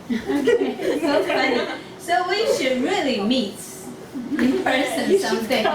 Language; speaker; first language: English; non-native, local second language; Chinese